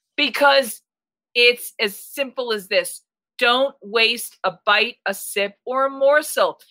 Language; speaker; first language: English; native; English